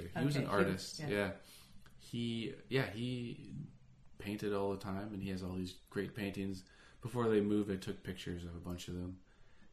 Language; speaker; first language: English; native; English